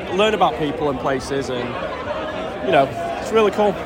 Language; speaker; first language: English; native; English